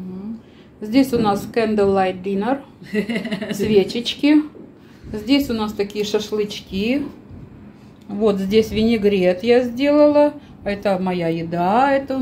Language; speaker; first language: Russian; native; Russian